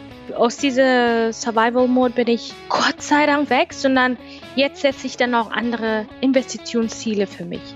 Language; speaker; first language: German; non-native, fluent; Swahili